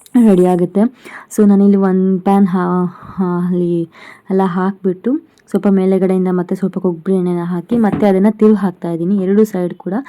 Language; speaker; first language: Kannada; non-native, local second language; Konkani